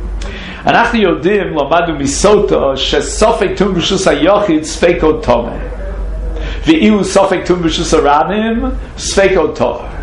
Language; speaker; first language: Hebrew; non-native, fluent; English